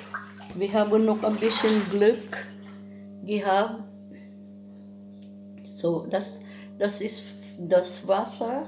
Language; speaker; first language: German; non-native, learner; Filipino